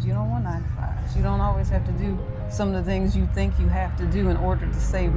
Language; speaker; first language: English; native; English